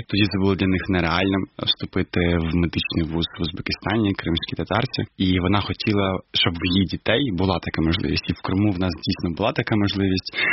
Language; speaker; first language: Ukrainian; non-native, local second language; Crimean Tatar